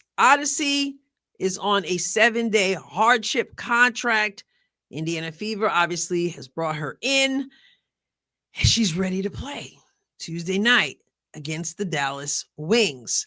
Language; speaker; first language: English; native; English